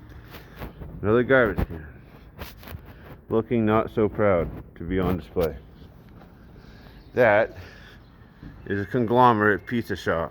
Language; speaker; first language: English; native; English